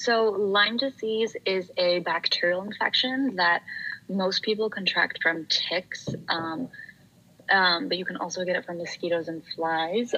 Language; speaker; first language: English; native; English